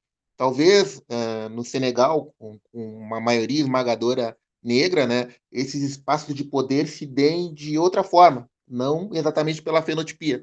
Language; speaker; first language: Portuguese; native; Portuguese